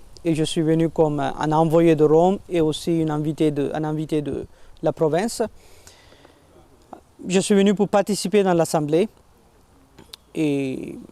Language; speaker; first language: French; non-native, fluent; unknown